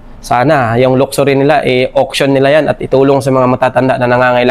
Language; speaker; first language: Filipino; native; Filipino